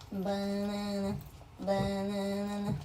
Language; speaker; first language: Korean; non-native, fluent; Thai